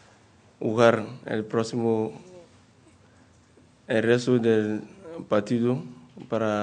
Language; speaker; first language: Spanish; non-native, learner; French